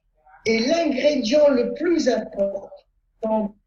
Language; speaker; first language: French; non-native, fluent; Italian